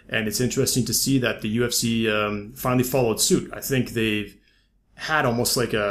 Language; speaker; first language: English; native; English